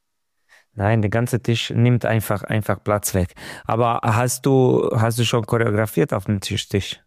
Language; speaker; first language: German; non-native, fluent; Romanian